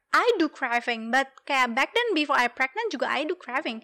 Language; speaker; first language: English; non-native, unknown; Indonesian